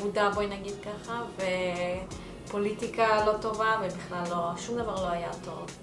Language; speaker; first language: Hebrew; early bilingual, other home language; Russian